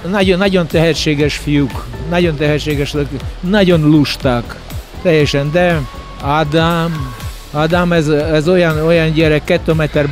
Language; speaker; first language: Hungarian; non-native, learner; Russian